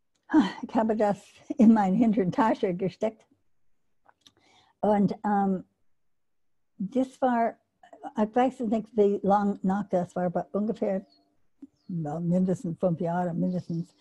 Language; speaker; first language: German; non-native, learner; English